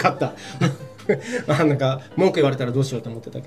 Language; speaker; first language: Japanese; native; Japanese